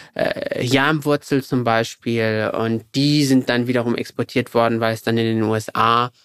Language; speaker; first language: German; early bilingual, other home language; Arabic